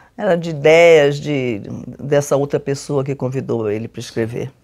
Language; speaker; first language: Portuguese; native; Portuguese